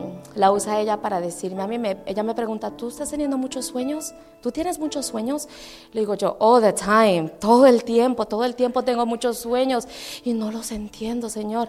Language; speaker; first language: Spanish; native; Spanish